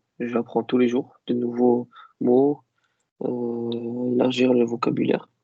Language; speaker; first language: French; non-native, local second language; Kabyle